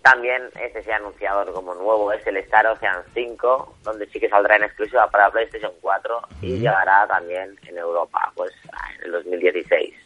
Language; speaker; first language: Spanish; non-native, local second language; Catalan